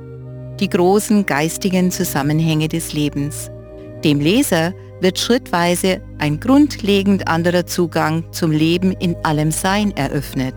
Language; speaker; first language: German; native; German